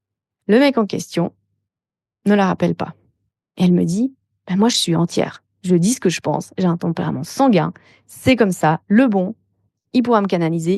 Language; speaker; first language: French; native; French